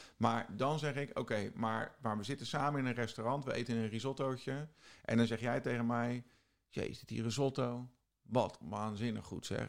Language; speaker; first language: Dutch; native; Dutch